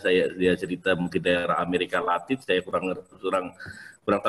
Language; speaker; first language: Indonesian; native; Indonesian